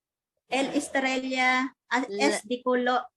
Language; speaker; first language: Spanish; non-native, learner; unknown